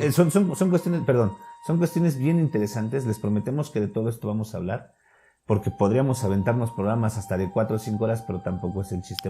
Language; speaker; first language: Spanish; native; Spanish